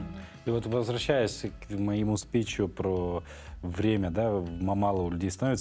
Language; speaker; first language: Russian; native; Russian